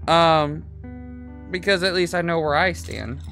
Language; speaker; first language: English; native; English